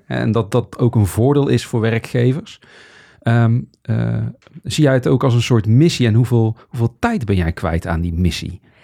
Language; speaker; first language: Dutch; native; Dutch